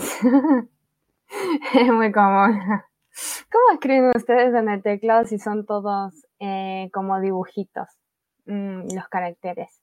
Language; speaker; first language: Spanish; early bilingual, other home language; Chinese